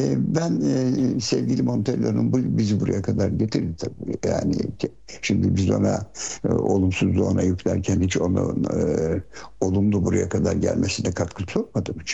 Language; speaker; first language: Turkish; early bilingual, heritage; Turkish